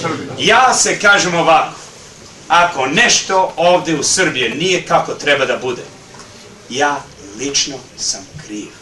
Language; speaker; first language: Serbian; early bilingual, heritage; Serbian